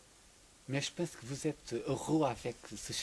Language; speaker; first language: French; non-native, fluent; Portuguese